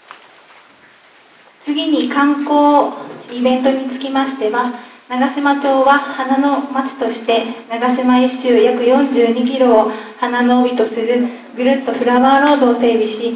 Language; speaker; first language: Japanese; native; Japanese